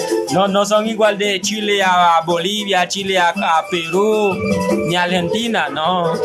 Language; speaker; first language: Spanish; non-native, learner; Haitian Creole